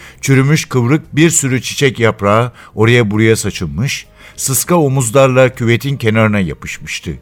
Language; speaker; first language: Turkish; native; Turkish